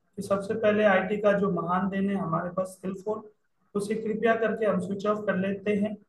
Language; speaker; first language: Hindi; non-native, local second language; Nepali